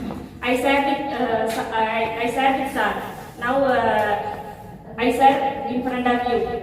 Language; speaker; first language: English; non-native, learner; Tamil